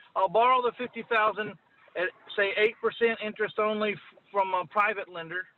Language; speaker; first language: English; native; English